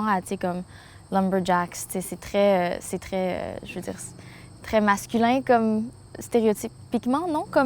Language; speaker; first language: French; native; French